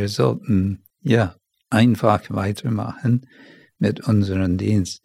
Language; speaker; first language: German; non-native, fluent; English